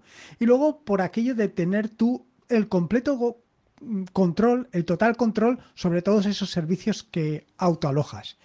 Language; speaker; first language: Spanish; native; Spanish